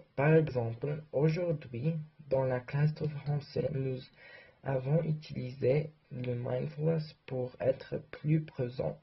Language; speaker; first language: French; non-native, learner; English